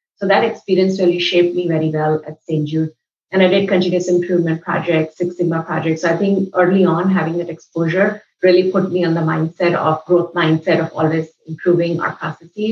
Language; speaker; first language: English; non-native, local second language; Hindi